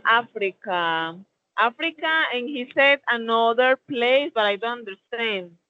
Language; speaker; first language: English; non-native, learner; Spanish